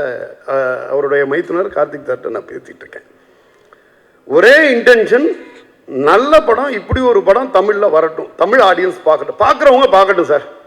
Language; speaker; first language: Tamil; native; Tamil